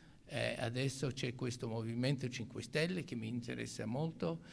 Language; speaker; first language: Italian; non-native, local second language; English